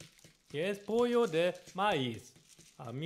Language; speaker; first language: Spanish; non-native, learner; German